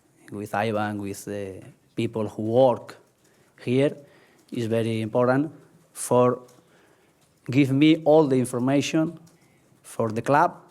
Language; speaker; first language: English; non-native, learner; Spanish